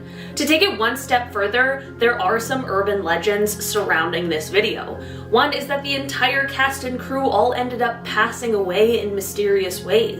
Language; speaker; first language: English; native; English